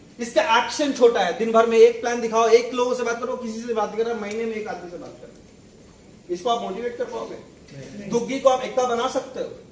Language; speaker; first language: Hindi; native; Hindi